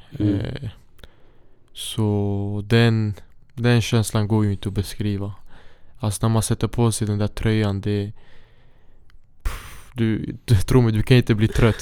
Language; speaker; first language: Swedish; early bilingual, other home language; Syriac